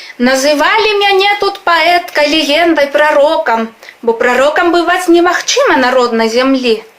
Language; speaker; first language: Belarusian; non-native, fluent; Spanish